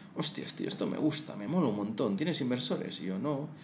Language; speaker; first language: Spanish; native; Spanish